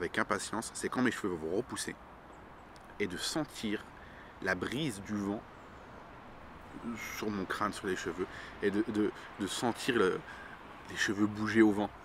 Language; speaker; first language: French; native; French